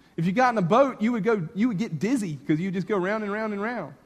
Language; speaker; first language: English; native; English